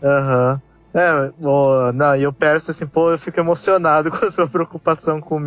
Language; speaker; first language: Portuguese; native; Portuguese